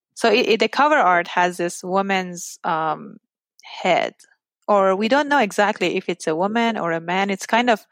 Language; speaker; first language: English; non-native, fluent; Persian